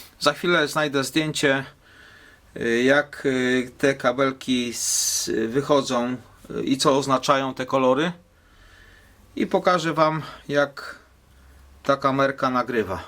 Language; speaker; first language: Polish; native; Polish